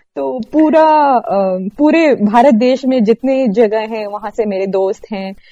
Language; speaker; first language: Hindi; non-native, local second language; Malayalam